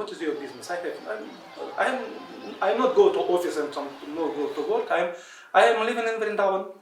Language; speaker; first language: English; non-native, learner; Russian